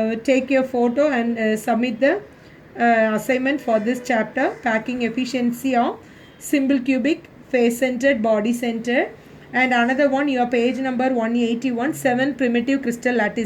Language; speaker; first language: English; non-native, local second language; Tamil